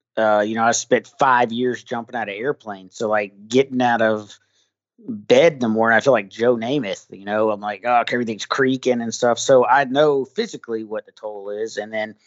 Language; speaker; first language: English; native; English